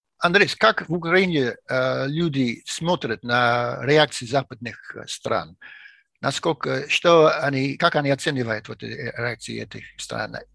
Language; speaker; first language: Russian; non-native, fluent; English